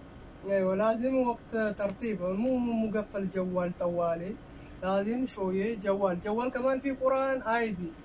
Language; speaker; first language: Arabic; non-native, learner; Amharic